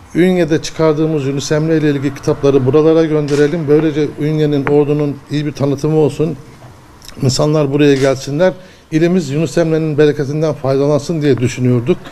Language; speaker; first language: Turkish; native; Turkish